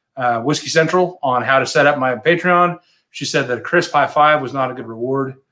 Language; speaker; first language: English; native; English